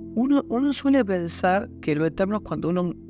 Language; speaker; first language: Spanish; native; Spanish